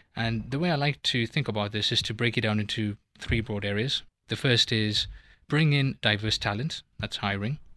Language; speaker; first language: English; native; English